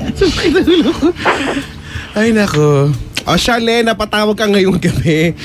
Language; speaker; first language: Filipino; native; Filipino